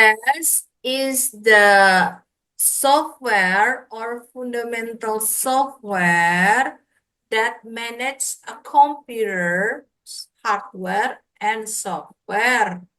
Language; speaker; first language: English; non-native, fluent; Indonesian